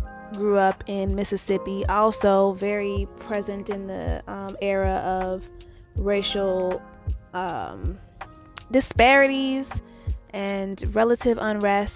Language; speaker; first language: English; native; English